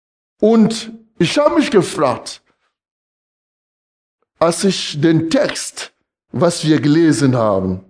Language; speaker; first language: German; non-native, fluent; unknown